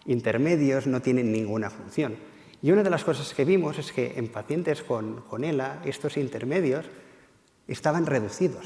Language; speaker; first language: Spanish; native; Spanish